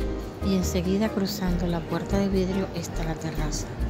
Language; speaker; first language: Spanish; native; Spanish